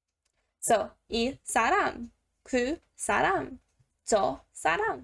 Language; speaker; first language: Korean; non-native, learner; English